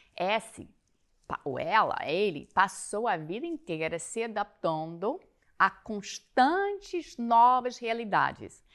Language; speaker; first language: Portuguese; non-native, fluent; English